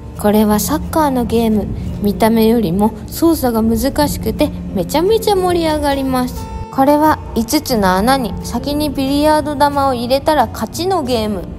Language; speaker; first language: Japanese; native; Japanese